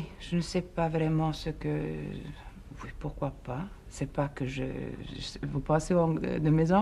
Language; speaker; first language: French; non-native, fluent; Swedish